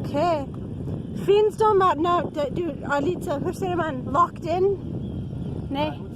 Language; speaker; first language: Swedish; non-native, learner; English